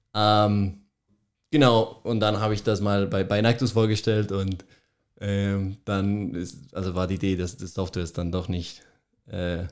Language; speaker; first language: German; non-native, fluent; Spanish